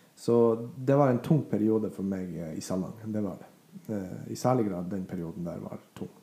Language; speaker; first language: Norwegian; non-native, fluent; Bosnian